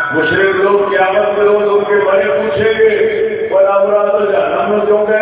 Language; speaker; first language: Urdu; non-native, local second language; Punjabi